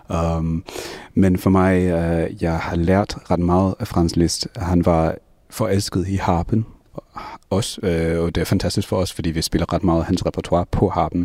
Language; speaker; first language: Danish; non-native, fluent; English